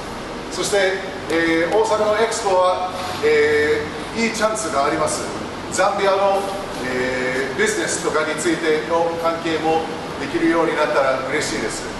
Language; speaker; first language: Japanese; non-native, learner; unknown